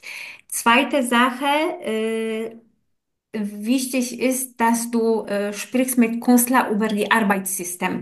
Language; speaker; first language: German; non-native, learner; Polish